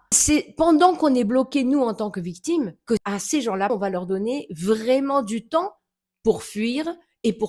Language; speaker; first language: French; native; French